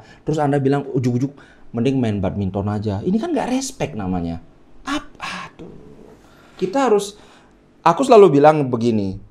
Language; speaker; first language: Indonesian; native; Indonesian